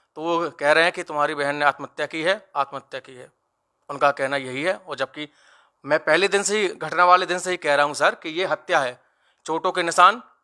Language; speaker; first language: Hindi; native; Hindi